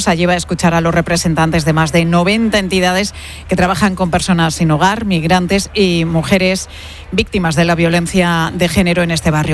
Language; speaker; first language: Spanish; native; Spanish